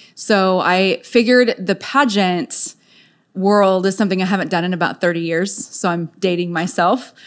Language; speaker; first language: English; native; English